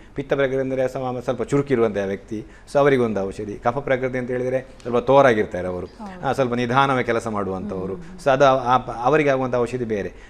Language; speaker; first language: Kannada; non-native, local second language; Tulu